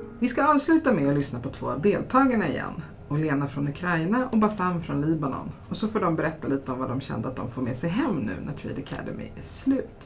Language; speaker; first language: Swedish; native; Swedish